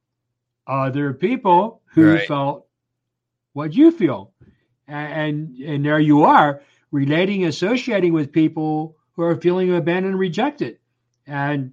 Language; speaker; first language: English; native; English